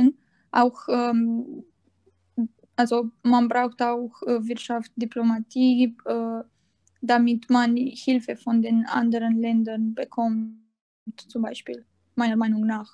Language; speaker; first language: German; non-native, fluent; Romanian